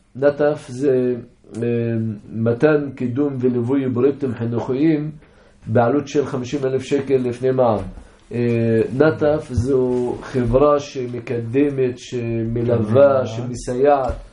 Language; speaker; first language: Hebrew; non-native, local second language; Arabic